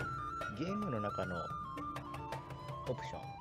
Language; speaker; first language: Japanese; native; Japanese